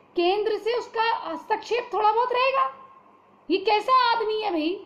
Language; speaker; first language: Hindi; native; Hindi